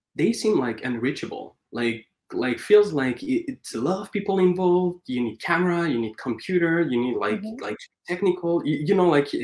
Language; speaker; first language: English; non-native, fluent; French